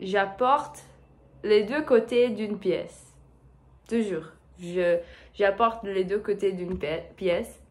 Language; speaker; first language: French; non-native, learner; Portuguese